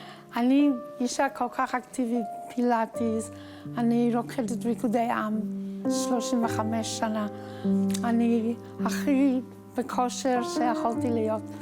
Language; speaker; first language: Hebrew; non-native, fluent; English